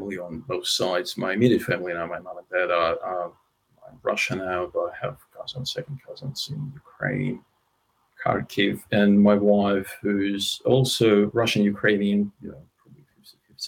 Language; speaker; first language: English; non-native, fluent; Russian